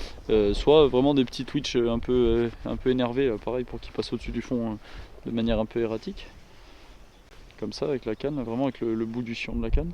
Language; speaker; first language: French; native; French